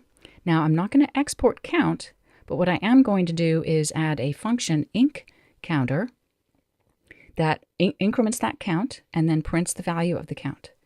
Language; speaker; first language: English; native; English